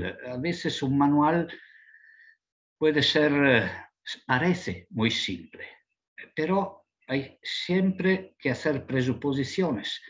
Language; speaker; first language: Spanish; non-native, fluent; Italian